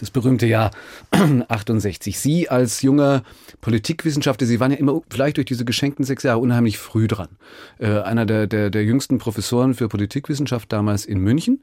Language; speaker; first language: German; native; German